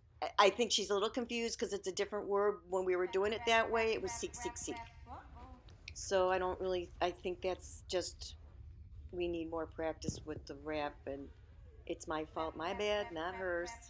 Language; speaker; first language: English; native; English